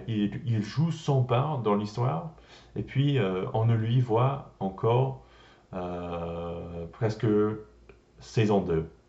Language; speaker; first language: French; non-native, learner; English